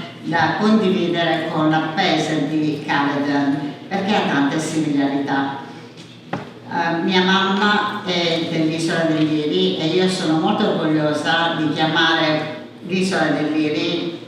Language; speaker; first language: Italian; early bilingual, heritage; English